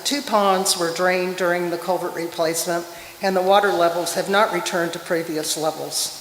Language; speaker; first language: English; native; English